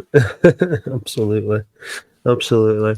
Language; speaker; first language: English; native; English